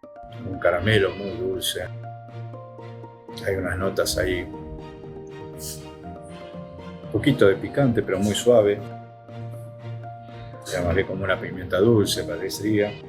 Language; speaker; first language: Spanish; native; Spanish